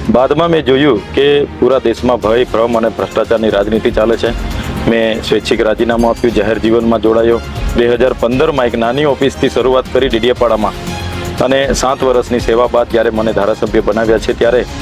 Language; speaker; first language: Gujarati; non-native, local second language; Vasavi